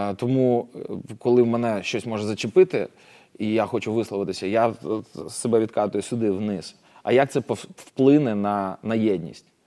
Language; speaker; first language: Ukrainian; non-native, local second language; Russian